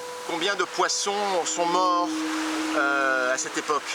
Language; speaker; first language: French; native; French